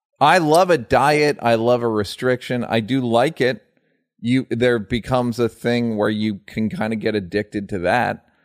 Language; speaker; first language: English; native; English